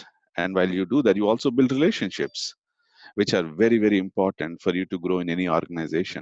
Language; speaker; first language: English; non-native, local second language; Tamil